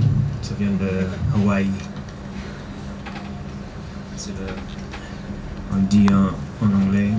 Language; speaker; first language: French; non-native, learner; English